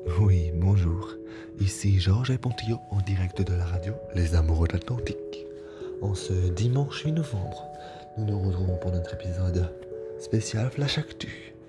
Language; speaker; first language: French; native; French